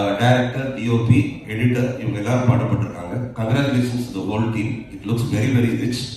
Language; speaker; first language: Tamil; native; Tamil